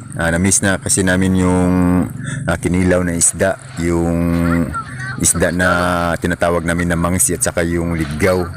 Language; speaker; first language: Filipino; non-native, local second language; Cebuano